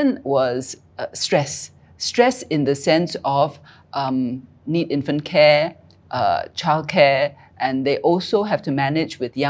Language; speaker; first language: English; native; English